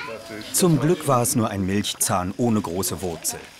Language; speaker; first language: German; native; German